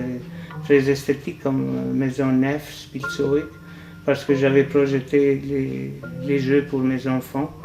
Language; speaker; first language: French; non-native, fluent; Albanian